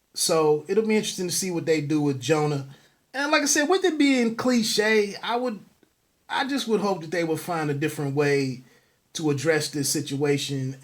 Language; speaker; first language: English; native; English